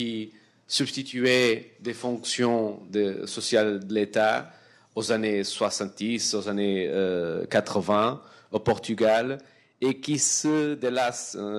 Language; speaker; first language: French; non-native, fluent; Portuguese